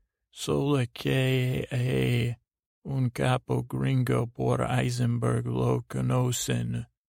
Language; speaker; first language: Spanish; non-native, learner; English